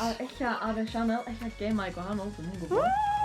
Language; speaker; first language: Welsh; native; Welsh